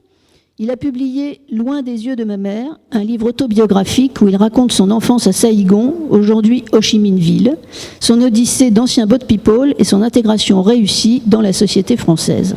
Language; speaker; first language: French; native; French